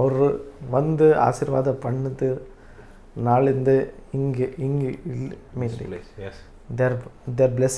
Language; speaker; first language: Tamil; non-native, learner; Kannada